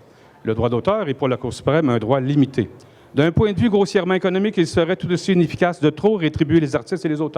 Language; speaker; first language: French; native; French